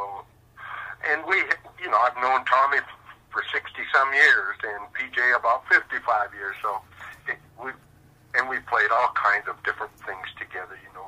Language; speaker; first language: English; native; English